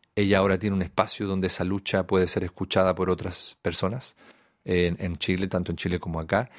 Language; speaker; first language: Spanish; native; Spanish